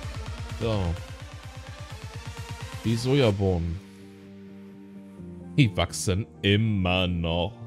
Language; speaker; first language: German; native; German